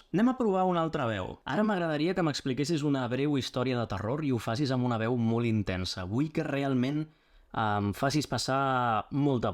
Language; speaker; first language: Catalan; native; Catalan